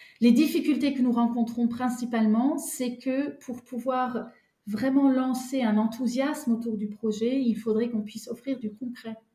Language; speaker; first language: French; non-native, local second language; Luxembourgish